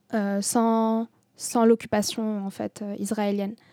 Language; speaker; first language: French; non-native, fluent; Arabic